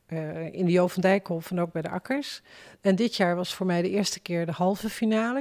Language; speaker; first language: Dutch; native; Dutch